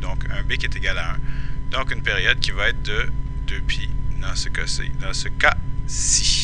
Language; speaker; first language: French; native; French